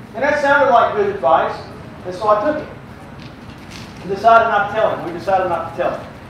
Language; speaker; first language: English; native; English